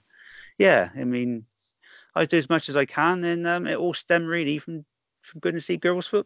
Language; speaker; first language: English; native; English